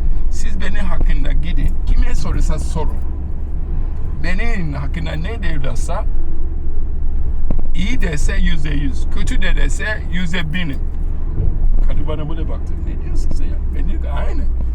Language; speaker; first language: Turkish; non-native, fluent; Yoruba